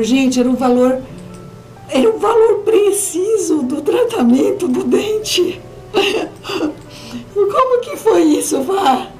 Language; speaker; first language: Portuguese; native; Portuguese